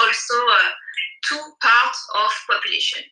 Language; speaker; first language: English; non-native, learner; French